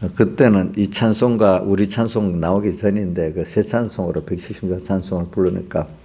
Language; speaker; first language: Korean; native; Korean